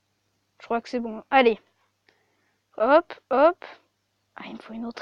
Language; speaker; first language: French; native; French